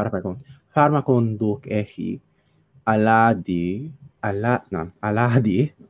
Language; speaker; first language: Greek; non-native, learner; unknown